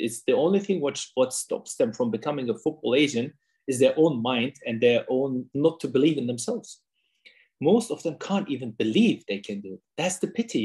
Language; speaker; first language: English; non-native, fluent; German